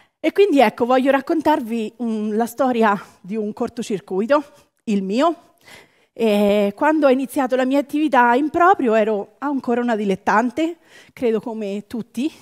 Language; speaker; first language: Italian; native; Italian